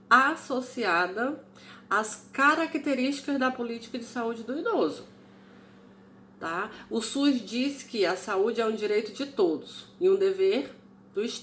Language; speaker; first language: Portuguese; native; Portuguese